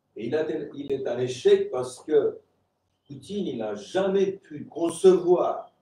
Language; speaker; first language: French; non-native, fluent; Romanian